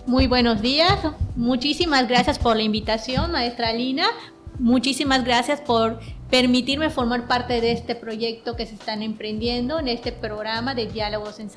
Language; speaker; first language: Spanish; native; Spanish